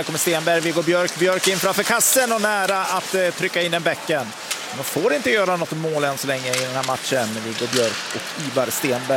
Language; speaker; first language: Swedish; native; Swedish